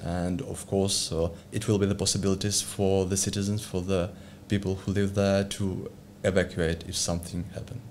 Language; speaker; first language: English; non-native, learner; Ukrainian